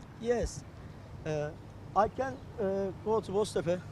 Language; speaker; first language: English; non-native, learner; Turkish